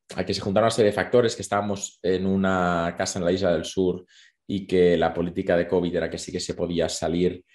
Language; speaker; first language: Spanish; native; Spanish